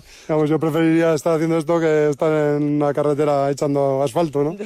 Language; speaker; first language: Spanish; native; Spanish